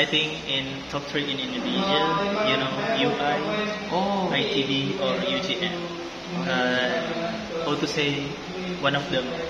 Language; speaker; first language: English; non-native, learner; Indonesian